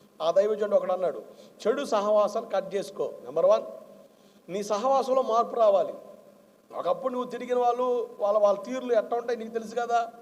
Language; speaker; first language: Telugu; non-native, local second language; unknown